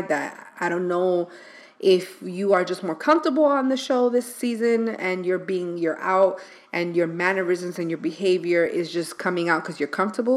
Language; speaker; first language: English; native; English